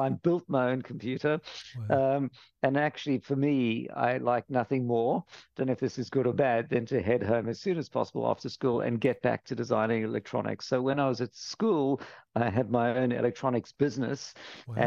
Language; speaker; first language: English; native; English